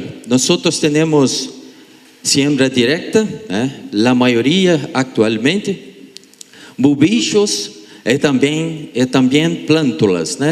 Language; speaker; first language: Spanish; non-native, learner; Portuguese